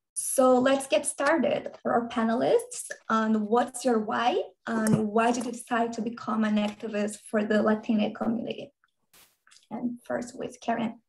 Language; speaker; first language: English; non-native, fluent; Portuguese